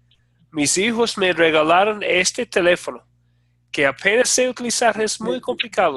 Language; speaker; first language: Spanish; non-native, fluent; English